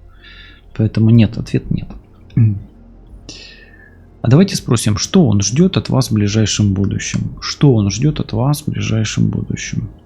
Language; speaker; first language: Russian; native; Russian